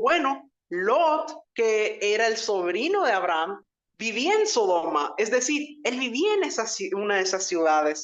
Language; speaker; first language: Spanish; native; Spanish